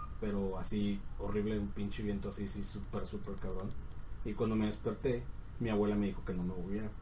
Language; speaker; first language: Spanish; native; Spanish